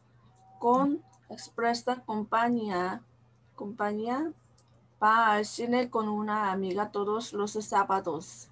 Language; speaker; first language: Spanish; non-native, learner; Korean